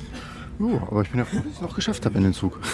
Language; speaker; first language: German; native; German